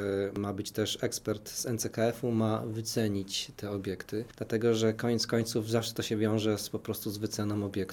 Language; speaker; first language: Polish; native; Polish